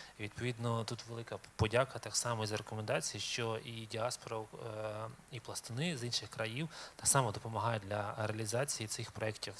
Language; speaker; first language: Ukrainian; native; Ukrainian